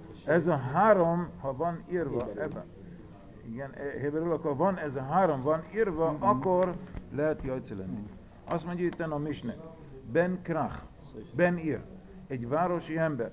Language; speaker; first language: Hungarian; early bilingual, heritage; Hungarian